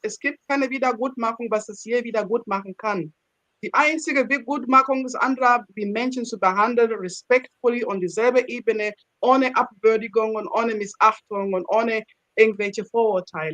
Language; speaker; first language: German; non-native, fluent; Ganda